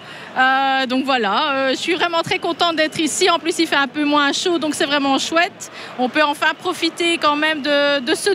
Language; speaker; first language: French; native; French